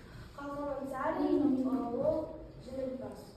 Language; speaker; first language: Kazakh; non-native, local second language; Russian